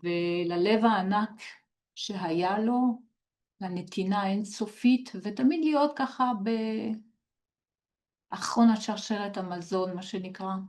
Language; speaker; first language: Hebrew; non-native, fluent; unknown